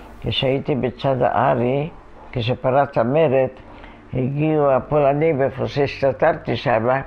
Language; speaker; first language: Hebrew; non-native, fluent; Polish